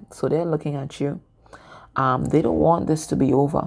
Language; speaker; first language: English; native; English